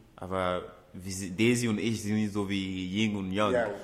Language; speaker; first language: German; non-native, fluent; Ewe